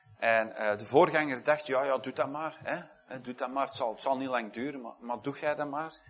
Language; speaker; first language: Dutch; native; Dutch